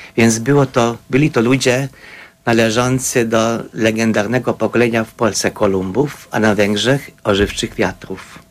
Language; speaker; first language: Polish; non-native, fluent; Hungarian